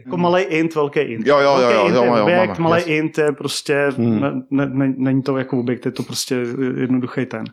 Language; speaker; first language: Czech; native; Czech